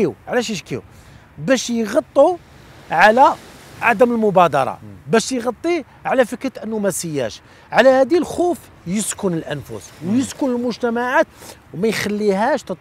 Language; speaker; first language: Arabic; native; Arabic